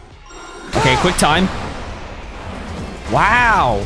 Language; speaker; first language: English; native; English